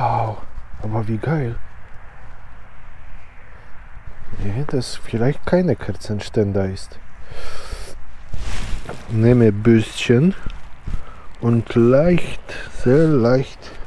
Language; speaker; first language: German; non-native, learner; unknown